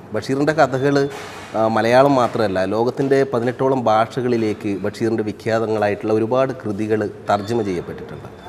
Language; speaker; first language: Malayalam; native; Malayalam